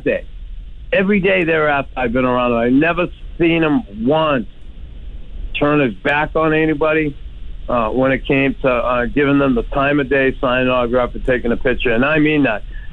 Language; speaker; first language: English; native; English